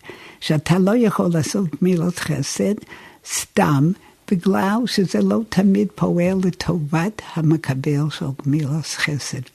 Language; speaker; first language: Hebrew; non-native, fluent; English